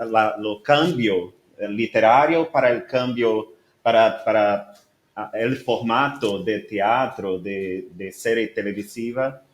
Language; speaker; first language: Spanish; non-native, learner; Portuguese